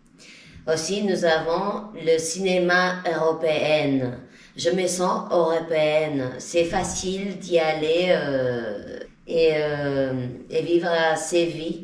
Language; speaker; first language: French; non-native, fluent; Spanish